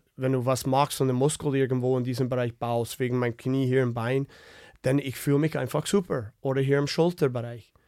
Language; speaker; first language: German; non-native, fluent; English